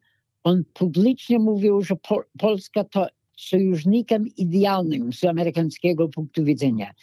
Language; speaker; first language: Polish; non-native, fluent; English